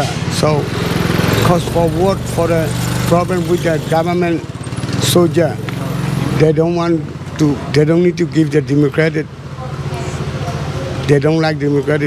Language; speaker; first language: English; non-native, learner; Burmese